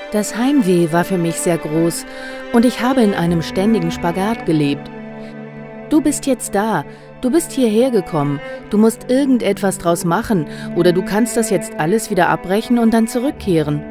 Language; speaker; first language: German; non-native, fluent; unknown